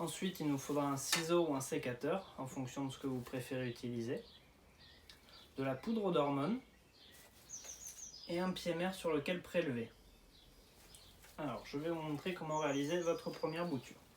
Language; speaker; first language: French; native; French